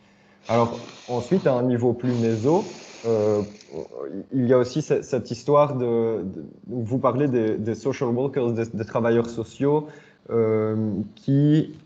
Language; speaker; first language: French; native; French